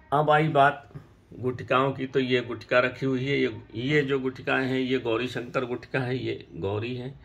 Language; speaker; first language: Hindi; native; Hindi